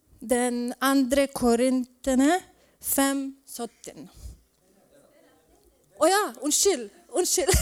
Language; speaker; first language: Swedish; non-native, learner; Polish